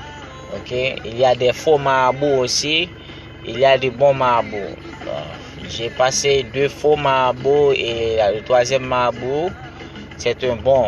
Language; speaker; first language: French; non-native, learner; Haitian Creole